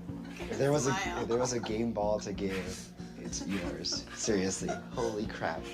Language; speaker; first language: English; native; English